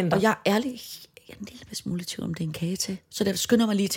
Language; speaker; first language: Danish; native; Danish